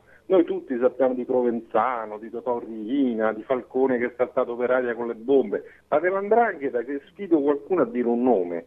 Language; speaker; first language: Italian; native; Italian